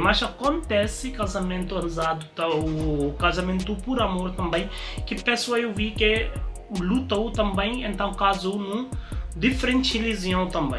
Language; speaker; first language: Portuguese; non-native, learner; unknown